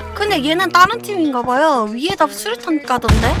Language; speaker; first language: Korean; native; Korean